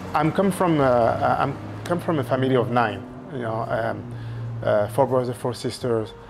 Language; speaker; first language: English; non-native, fluent; French